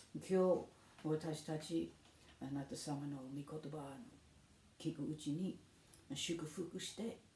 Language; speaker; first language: Japanese; non-native, learner; English